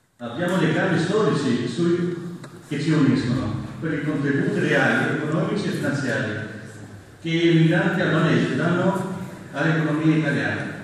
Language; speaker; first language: Italian; non-native, fluent; Albanian